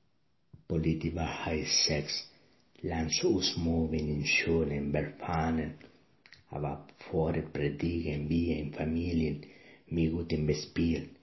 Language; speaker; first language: German; non-native, learner; Spanish